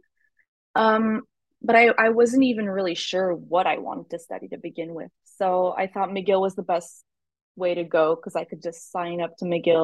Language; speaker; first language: English; native; English